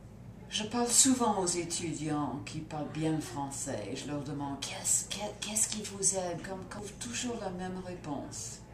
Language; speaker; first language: French; non-native, fluent; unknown